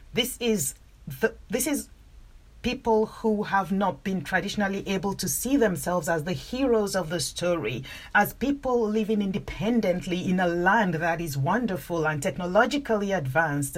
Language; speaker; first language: English; non-native, local second language; Yoruba